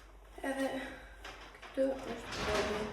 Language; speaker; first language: Albanian; early bilingual, heritage; Albanian